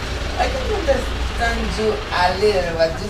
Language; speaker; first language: English; non-native, learner; Spanish